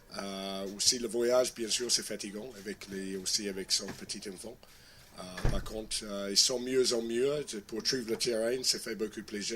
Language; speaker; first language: French; non-native, fluent; English